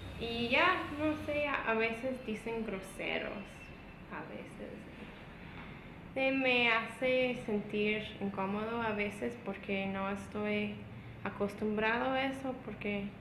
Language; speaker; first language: Spanish; non-native, fluent; English